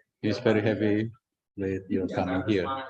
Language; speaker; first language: English; non-native, learner; Indonesian